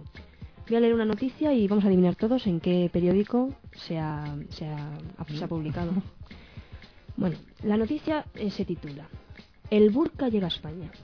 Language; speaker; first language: Spanish; native; Spanish